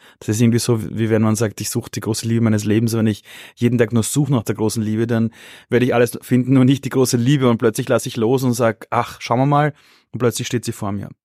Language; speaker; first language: German; early bilingual, other home language; Persian